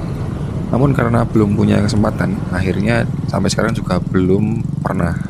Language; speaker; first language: Indonesian; native; Indonesian